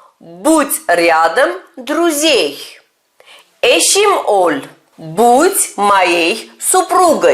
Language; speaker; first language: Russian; non-native, fluent; Turkish